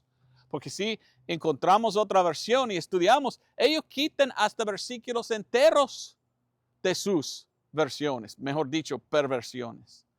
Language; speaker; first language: Spanish; non-native, fluent; English